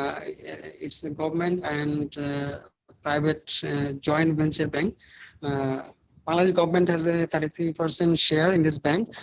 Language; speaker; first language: English; non-native, learner; Bangla